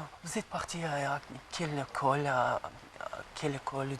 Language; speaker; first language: French; non-native, fluent; Azerbaijani